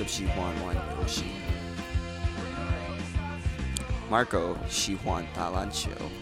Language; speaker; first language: Chinese; non-native, learner; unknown